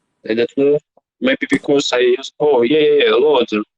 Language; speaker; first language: English; non-native, learner; Belarusian